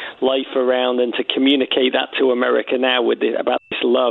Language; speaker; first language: English; native; English